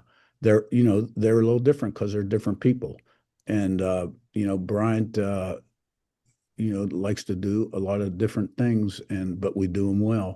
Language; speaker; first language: English; native; English